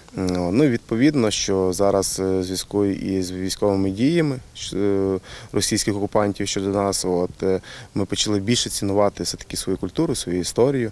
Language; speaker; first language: Ukrainian; native; Ukrainian